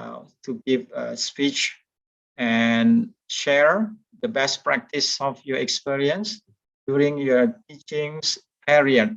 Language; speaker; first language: English; non-native, fluent; Indonesian